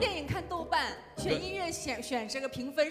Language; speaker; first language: Chinese; native; Chinese